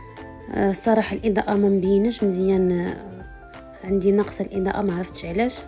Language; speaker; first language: Arabic; native; Arabic